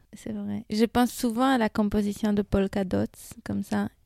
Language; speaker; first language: French; non-native, fluent; Hebrew